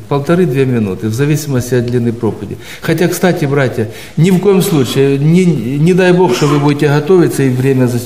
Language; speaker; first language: Russian; native; Russian